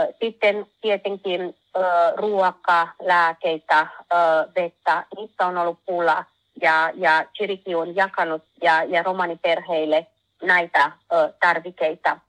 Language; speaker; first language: Finnish; non-native, learner; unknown